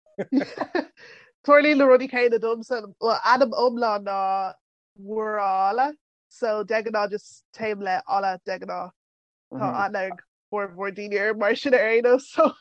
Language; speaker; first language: Irish; early bilingual, other home language; English